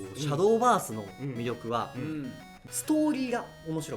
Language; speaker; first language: Japanese; native; Japanese